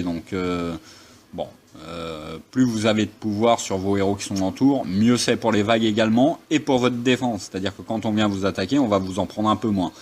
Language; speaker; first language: French; native; French